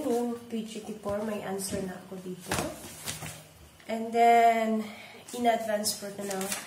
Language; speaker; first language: English; non-native, local second language; Cebuano